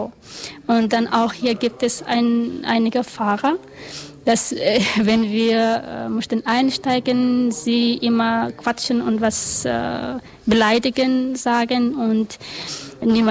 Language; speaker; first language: German; non-native, learner; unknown